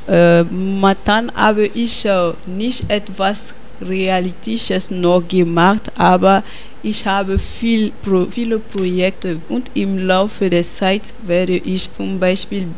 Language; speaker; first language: German; non-native, learner; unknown